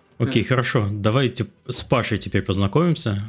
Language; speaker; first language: Russian; native; Russian